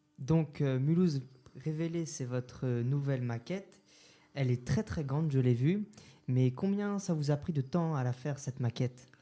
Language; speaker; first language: French; native; French